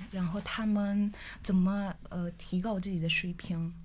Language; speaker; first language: Chinese; non-native, fluent; Russian